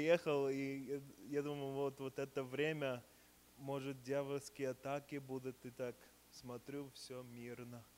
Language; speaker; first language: Russian; early bilingual, heritage; Russian